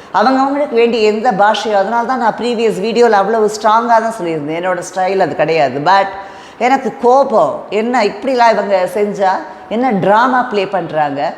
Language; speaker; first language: Tamil; non-native, local second language; Telugu